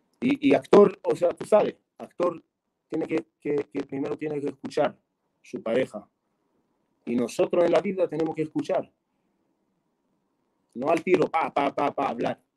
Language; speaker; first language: Spanish; non-native, fluent; Hebrew